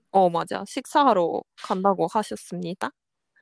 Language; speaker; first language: Korean; non-native, fluent; Japanese